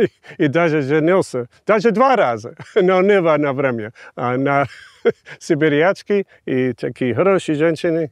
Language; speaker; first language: Russian; non-native, fluent; English